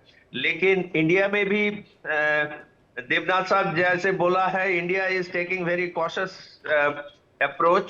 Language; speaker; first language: Hindi; non-native, local second language; Bangla